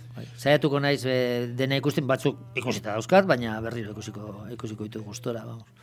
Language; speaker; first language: Basque; non-native, local second language; Spanish